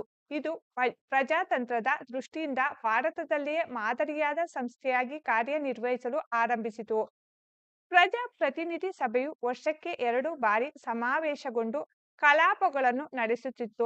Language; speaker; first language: Kannada; native; Kannada